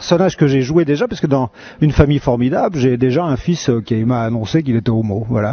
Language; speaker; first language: French; native; French